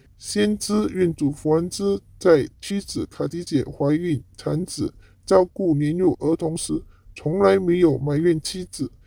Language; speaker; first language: Chinese; non-native, local second language; Cantonese